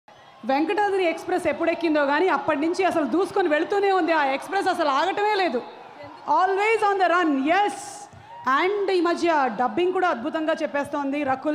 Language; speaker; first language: Telugu; native; Telugu